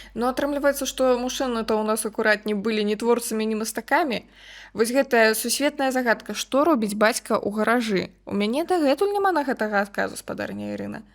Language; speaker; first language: Belarusian; non-native, local second language; Russian